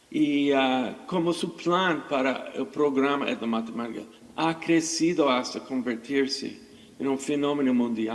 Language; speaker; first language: Spanish; non-native, fluent; English